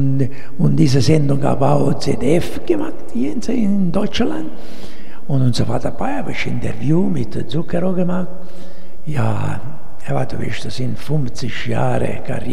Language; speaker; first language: German; non-native, fluent; Italian